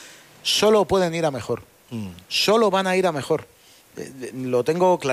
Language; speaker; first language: Spanish; native; Spanish